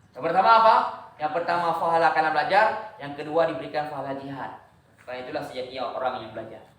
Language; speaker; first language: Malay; non-native, local second language; Achinese